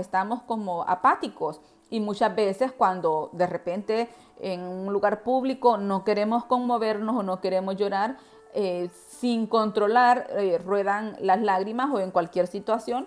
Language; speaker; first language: Spanish; native; Spanish